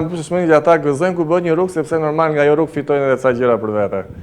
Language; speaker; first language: Albanian; native; Albanian